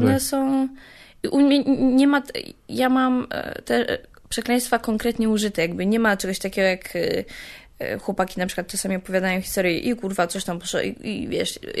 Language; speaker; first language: Polish; native; Polish